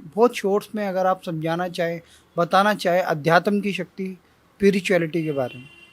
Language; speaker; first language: Hindi; native; Hindi